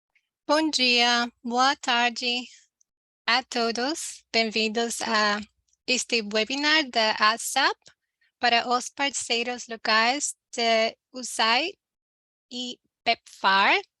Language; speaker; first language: Portuguese; non-native, learner; Spanish